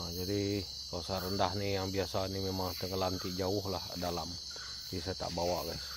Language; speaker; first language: Malay; non-native, local second language; Iban